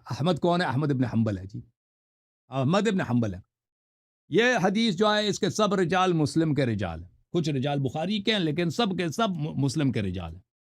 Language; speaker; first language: Urdu; non-native, fluent; Persian